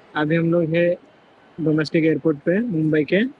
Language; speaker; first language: Hindi; non-native, local second language; Marathi